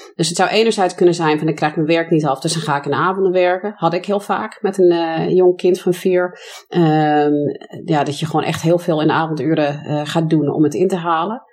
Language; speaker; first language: Dutch; non-native, fluent; English